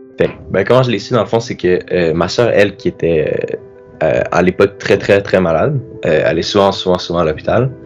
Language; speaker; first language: French; native; French